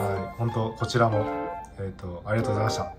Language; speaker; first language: Japanese; native; Japanese